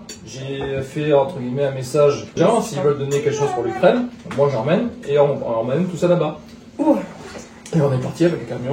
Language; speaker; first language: French; native; French